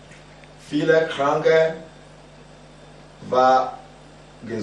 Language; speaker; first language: German; non-native, fluent; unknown